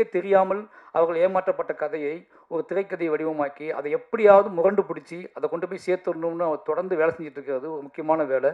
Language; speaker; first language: Tamil; native; Tamil